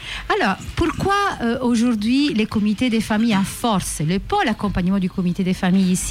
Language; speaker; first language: French; native; French